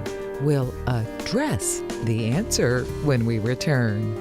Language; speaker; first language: English; native; English